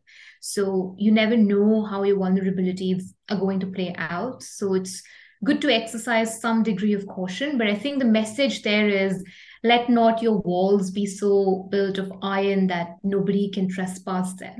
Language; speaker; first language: English; non-native, local second language; Hindi